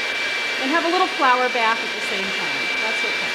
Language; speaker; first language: English; native; English